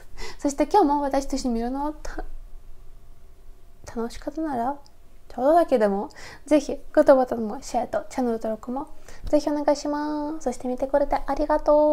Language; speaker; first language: Japanese; non-native, learner; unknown